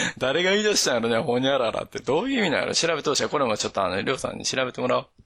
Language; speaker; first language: Japanese; native; Japanese